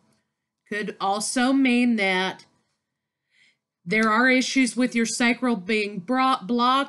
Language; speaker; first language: English; native; English